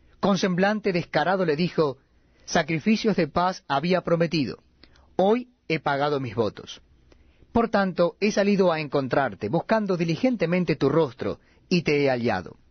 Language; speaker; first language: Spanish; native; Spanish